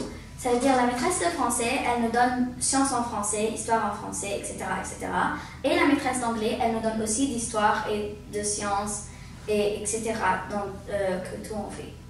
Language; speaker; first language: French; early bilingual, heritage; French